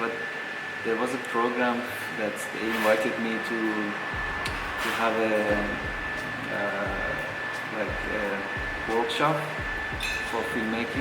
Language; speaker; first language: English; non-native, fluent; Persian